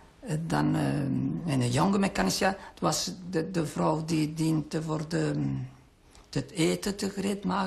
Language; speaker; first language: Dutch; non-native, local second language; French